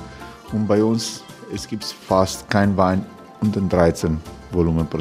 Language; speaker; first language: German; non-native, learner; Croatian